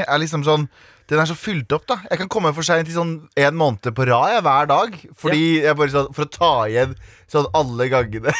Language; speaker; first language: Norwegian; early bilingual, other home language; Kurdish